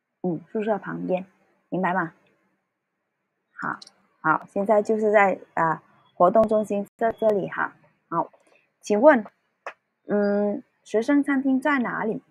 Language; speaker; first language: Chinese; early bilingual, heritage; Cantonese